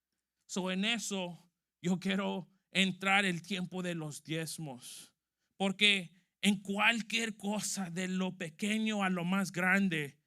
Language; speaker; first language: Spanish; early bilingual, heritage; Spanish